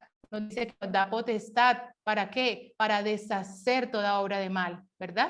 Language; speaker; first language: Spanish; native; Spanish